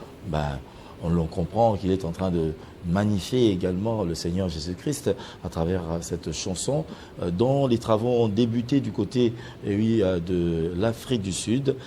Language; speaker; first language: French; non-native, local second language; Lingala